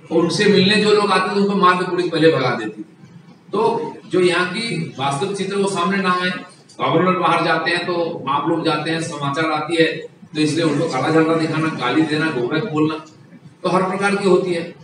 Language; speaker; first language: Hindi; non-native, local second language; Bangla